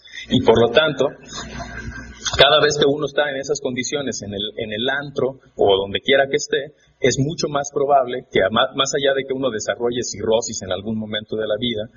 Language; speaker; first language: Spanish; native; Spanish